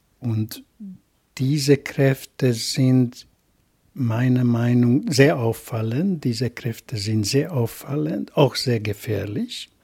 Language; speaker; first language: German; non-native, fluent; Hungarian